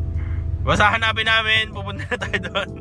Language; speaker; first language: Filipino; native; Filipino